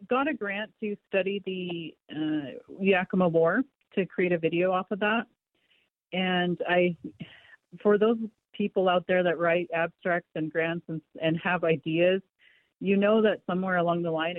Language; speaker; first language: English; native; English